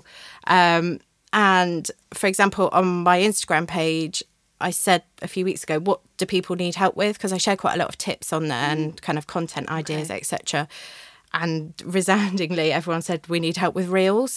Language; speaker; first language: English; native; English